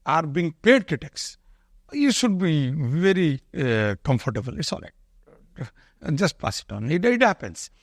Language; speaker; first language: English; non-native, local second language; Odia